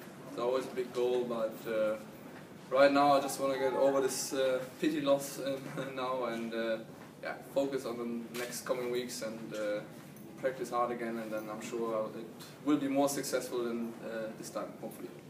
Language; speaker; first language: English; non-native, fluent; German